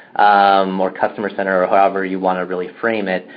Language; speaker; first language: English; native; English